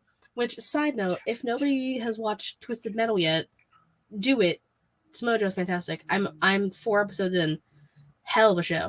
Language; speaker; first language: English; native; English